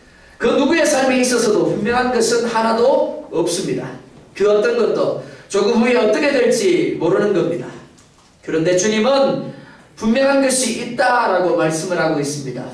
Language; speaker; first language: Korean; native; Korean